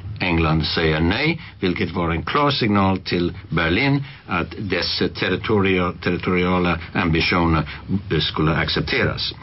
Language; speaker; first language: Swedish; non-native, fluent; English